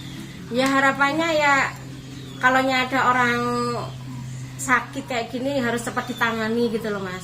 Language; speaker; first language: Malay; non-native, local second language; Javanese